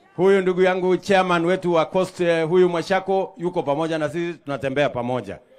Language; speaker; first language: Swahili; non-native, local second language; Kalenjin